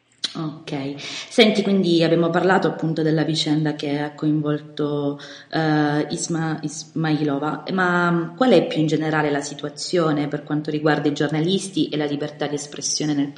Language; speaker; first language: Italian; native; Italian